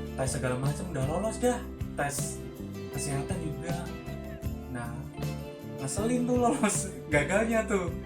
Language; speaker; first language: Indonesian; non-native, local second language; Javanese